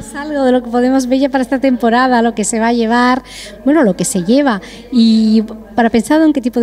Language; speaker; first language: Spanish; native; Spanish